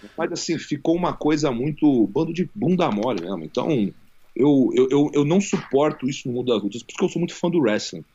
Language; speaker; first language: Portuguese; native; Portuguese